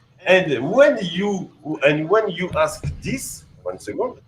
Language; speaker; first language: English; non-native, learner; French